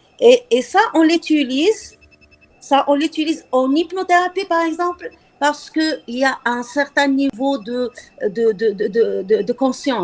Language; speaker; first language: French; non-native, local second language; Arabic